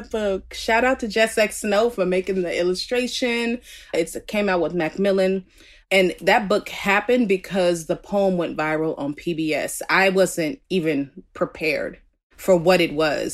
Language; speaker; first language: English; native; English